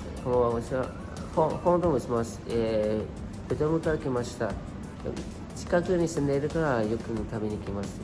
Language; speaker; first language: Japanese; non-native, learner; Vietnamese